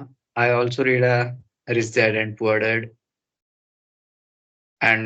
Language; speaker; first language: English; non-native, learner; Hindi